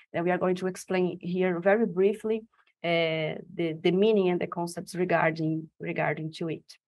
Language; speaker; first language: English; non-native, fluent; Portuguese